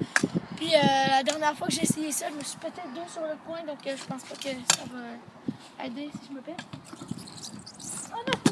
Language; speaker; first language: French; native; French